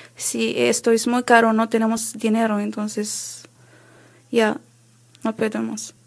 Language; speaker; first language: Spanish; non-native, learner; Arabic